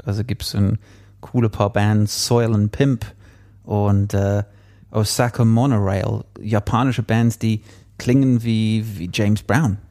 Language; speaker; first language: German; non-native, fluent; English